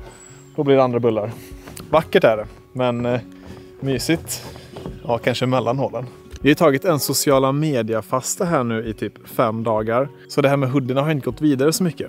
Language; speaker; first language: Swedish; native; Swedish